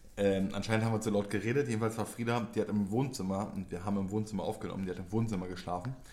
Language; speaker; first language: German; early bilingual, other home language; Polish